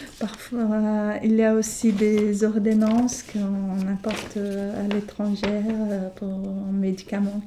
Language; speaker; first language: French; non-native, fluent; Portuguese